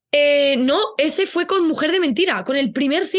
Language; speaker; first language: Spanish; native; Spanish